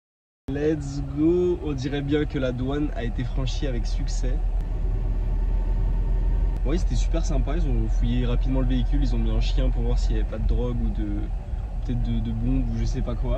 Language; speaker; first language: French; native; French